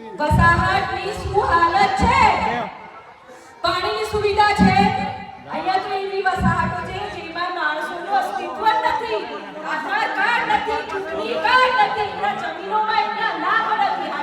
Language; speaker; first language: Gujarati; non-native, local second language; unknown